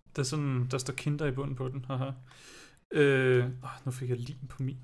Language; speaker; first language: Danish; non-native, fluent; German